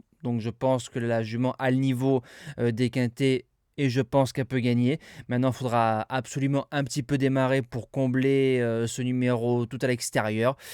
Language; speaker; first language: French; native; French